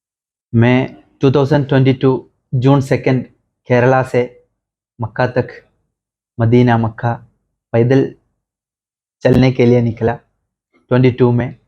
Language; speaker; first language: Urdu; non-native, local second language; Malayalam